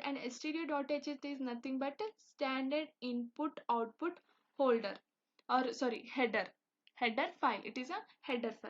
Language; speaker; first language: English; non-native, local second language; Hindi